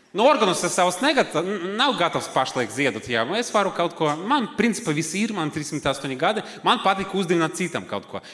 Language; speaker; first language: Latvian; non-native, local second language; Russian